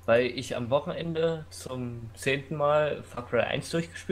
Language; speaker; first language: German; native; German